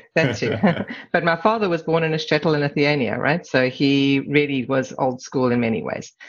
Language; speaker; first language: English; native; English